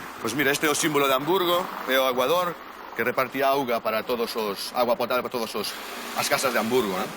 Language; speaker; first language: Galician; native; Galician